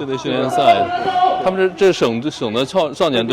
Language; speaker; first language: Chinese; native; Chinese